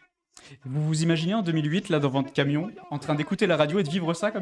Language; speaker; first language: French; native; French